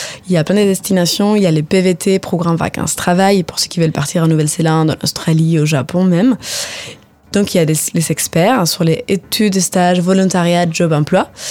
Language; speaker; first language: French; non-native, fluent; Spanish